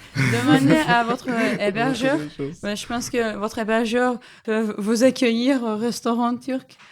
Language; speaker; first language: French; non-native, fluent; Turkish